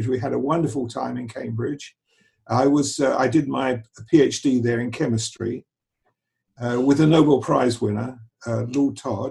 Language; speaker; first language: English; native; English